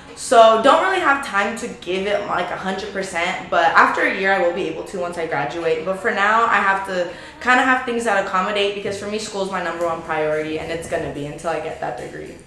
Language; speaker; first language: English; native; English